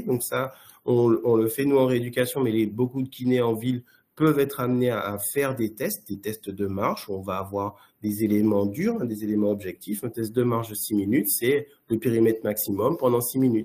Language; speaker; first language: French; native; French